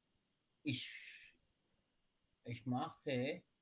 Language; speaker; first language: German; non-native, learner; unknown